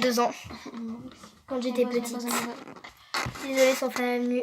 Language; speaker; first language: French; native; French